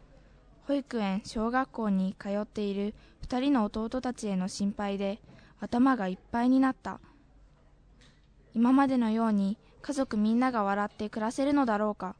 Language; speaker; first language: Japanese; native; Japanese